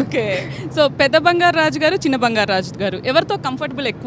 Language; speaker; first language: Telugu; native; Telugu